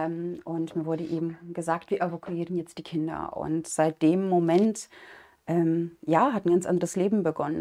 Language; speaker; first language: German; non-native, fluent; Ukrainian